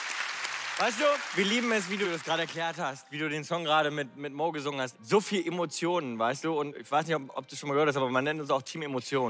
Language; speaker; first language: German; native; German